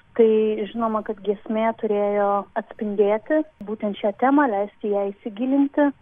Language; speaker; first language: Lithuanian; native; Lithuanian